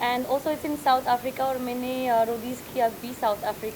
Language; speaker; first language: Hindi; non-native, learner; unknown